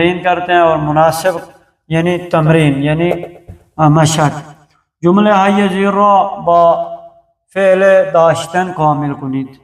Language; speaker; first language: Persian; non-native, fluent; Urdu